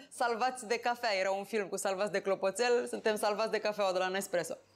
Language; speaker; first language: Romanian; native; Romanian